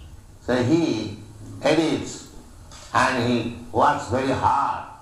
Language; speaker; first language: English; non-native, local second language; Bangla